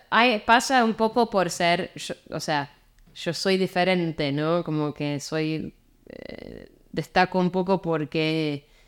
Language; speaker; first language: Spanish; non-native, fluent; English